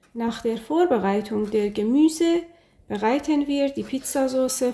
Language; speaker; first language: German; non-native, fluent; Persian